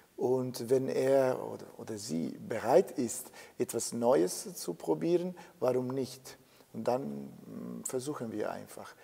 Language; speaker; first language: German; non-native, fluent; Italian